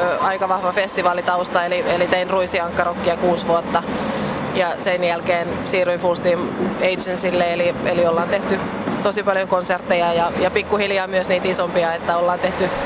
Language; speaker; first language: Finnish; native; Finnish